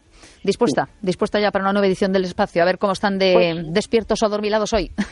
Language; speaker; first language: Spanish; native; Spanish